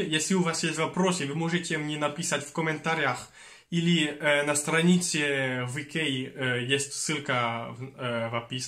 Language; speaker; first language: Russian; non-native, fluent; French